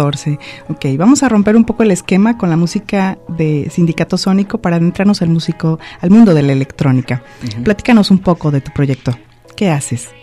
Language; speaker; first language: Spanish; native; Spanish